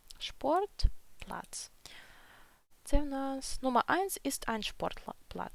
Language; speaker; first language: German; non-native, fluent; Ukrainian